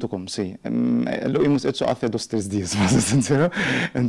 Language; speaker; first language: Spanish; non-native, learner; Arabic